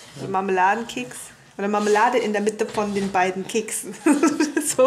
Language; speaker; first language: German; native; German